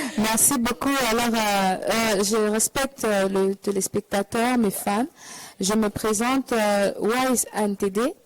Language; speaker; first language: French; non-native, local second language; Lingala